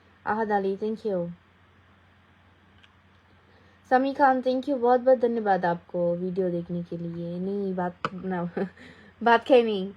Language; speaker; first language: Hindi; non-native, fluent; Bangla